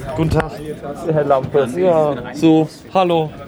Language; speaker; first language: German; native; German